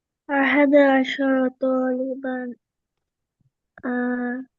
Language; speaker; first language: Arabic; non-native, learner; Bangla